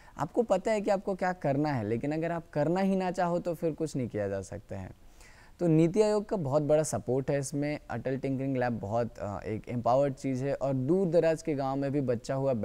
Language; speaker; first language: Hindi; native; Hindi